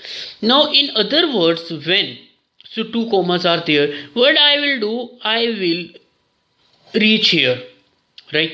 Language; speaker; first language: English; non-native, local second language; Hindi